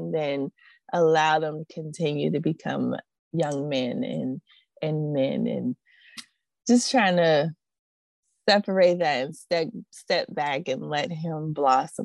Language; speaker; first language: English; native; English